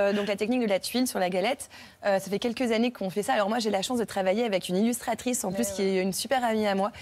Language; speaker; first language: French; native; French